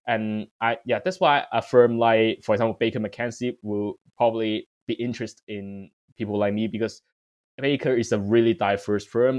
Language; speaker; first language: English; non-native, local second language; Cantonese